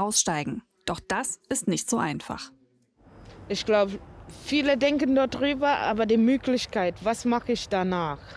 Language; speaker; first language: German; non-native, fluent; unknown